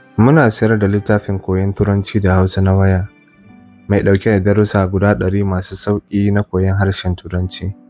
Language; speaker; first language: Hausa; native; Hausa